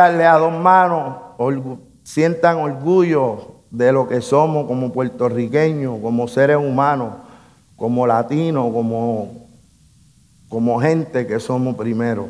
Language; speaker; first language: Spanish; native; Spanish